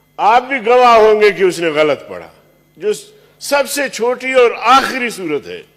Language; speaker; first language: Urdu; non-native, local second language; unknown